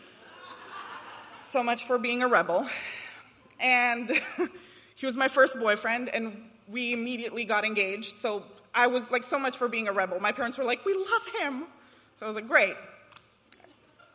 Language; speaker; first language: English; non-native, fluent; Romanian